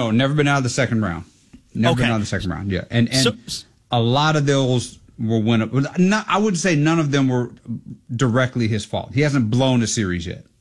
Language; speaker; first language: English; native; English